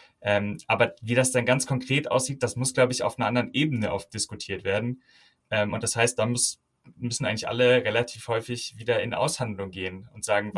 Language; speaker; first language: German; native; German